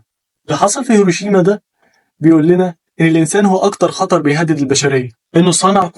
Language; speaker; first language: Arabic; native; Arabic